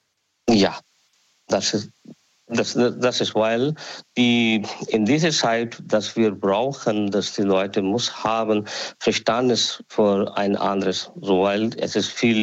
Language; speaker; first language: German; non-native, learner; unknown